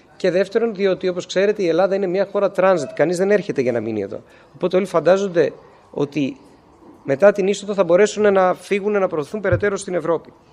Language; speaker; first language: Greek; native; Greek